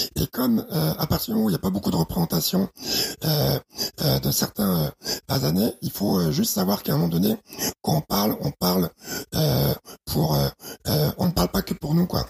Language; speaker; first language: French; early bilingual, other home language; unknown